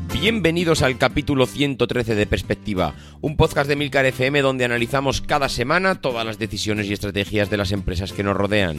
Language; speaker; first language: Spanish; native; Spanish